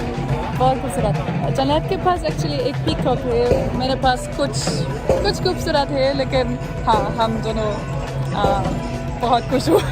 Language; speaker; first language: Hindi; non-native, learner; German